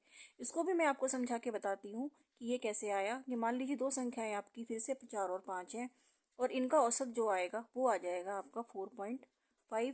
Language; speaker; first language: Hindi; native; Hindi